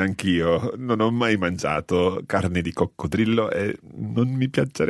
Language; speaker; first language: Italian; non-native, fluent; English